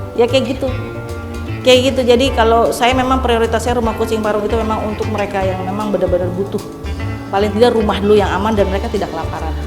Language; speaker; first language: Indonesian; native; Indonesian